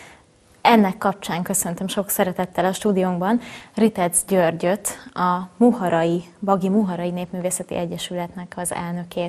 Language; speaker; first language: Hungarian; native; Hungarian